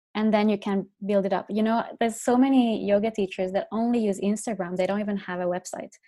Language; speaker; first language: English; non-native, fluent; Finnish